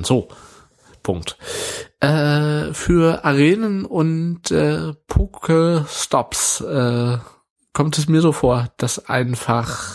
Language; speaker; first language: German; native; German